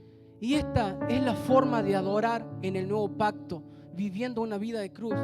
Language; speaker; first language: Spanish; native; Spanish